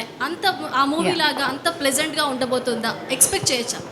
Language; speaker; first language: Telugu; native; Telugu